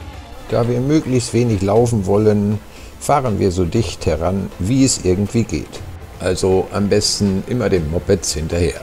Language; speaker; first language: German; native; German